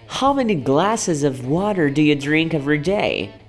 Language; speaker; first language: English; non-native, fluent; Portuguese